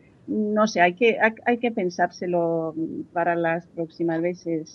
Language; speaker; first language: Spanish; non-native, fluent; French